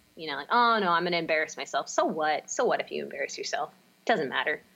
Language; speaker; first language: English; native; English